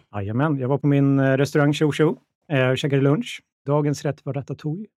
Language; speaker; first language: Swedish; native; Swedish